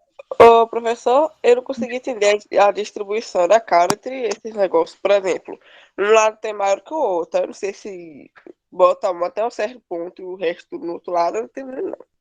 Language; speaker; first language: Portuguese; native; Portuguese